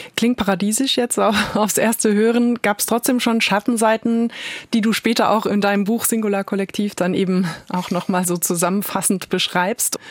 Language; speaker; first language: German; native; German